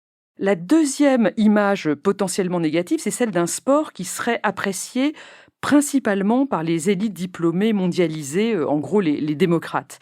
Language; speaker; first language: French; native; French